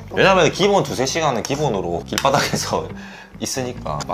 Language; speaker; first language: Korean; native; Korean